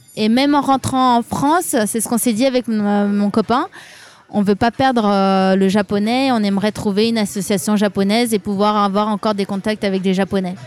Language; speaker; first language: French; native; French